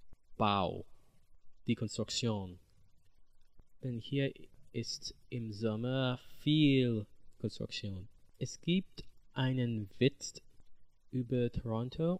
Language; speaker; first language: German; non-native, learner; English